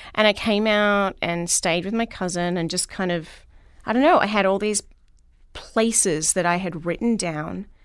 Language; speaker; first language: English; native; English